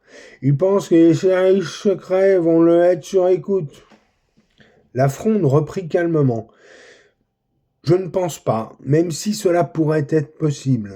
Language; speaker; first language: French; native; French